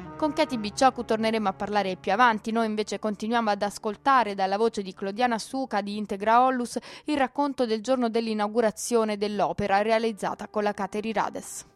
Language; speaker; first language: Italian; native; Italian